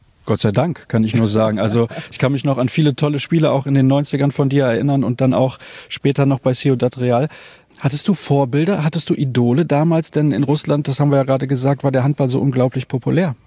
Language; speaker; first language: German; native; German